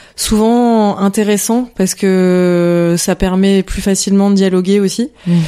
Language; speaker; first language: French; native; French